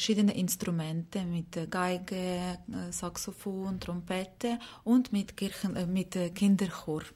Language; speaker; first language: German; non-native, learner; Ukrainian